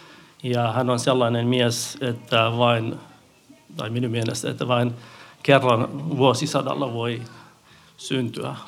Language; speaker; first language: Finnish; non-native, fluent; Central Kurdish